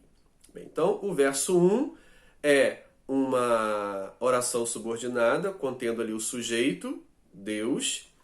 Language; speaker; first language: Portuguese; native; Portuguese